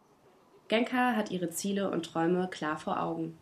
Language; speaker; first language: German; native; German